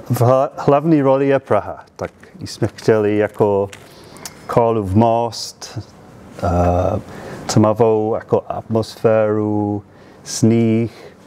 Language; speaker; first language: Czech; non-native, learner; English